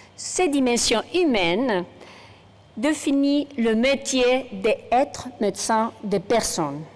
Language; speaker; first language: French; non-native, fluent; Spanish